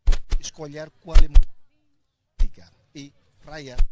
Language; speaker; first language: Portuguese; non-native, local second language; Tetum